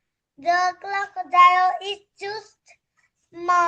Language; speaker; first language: English; non-native, learner; Vietnamese